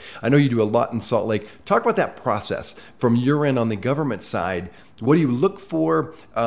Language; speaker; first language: English; native; English